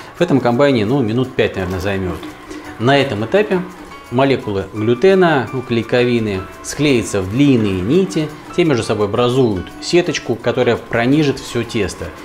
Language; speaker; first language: Russian; native; Russian